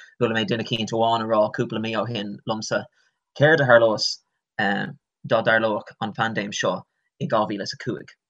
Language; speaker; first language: Irish; non-native, local second language; English